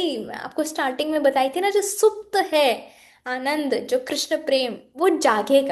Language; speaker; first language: Hindi; native; Hindi